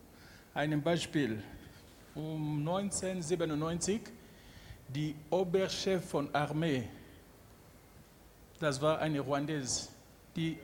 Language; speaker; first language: German; non-native, learner; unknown